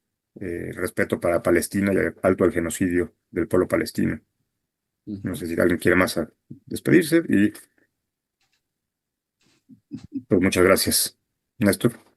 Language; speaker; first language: Spanish; native; Spanish